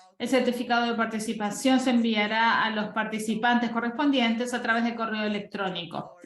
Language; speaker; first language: Spanish; non-native, fluent; Portuguese